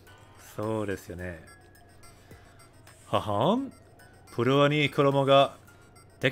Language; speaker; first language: Japanese; non-native, fluent; English